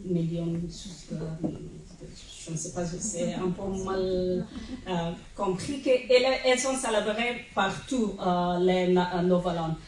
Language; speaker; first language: French; non-native, learner; Persian